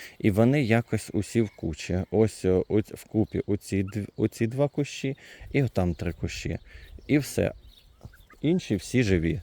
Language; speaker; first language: Ukrainian; non-native, local second language; Russian